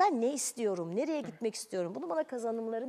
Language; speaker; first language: Turkish; native; Turkish